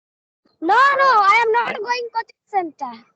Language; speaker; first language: English; non-native, learner; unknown